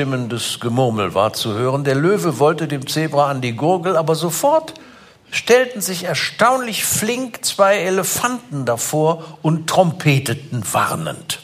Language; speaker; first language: German; native; German